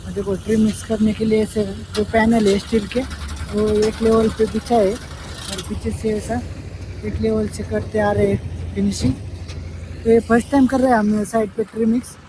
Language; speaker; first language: Hindi; non-native, local second language; Marathi